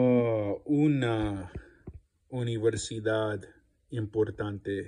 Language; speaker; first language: Spanish; non-native, learner; English